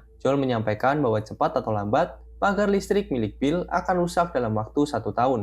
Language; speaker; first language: Indonesian; native; Indonesian